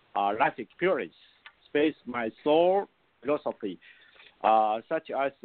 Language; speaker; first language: English; non-native, learner; Chinese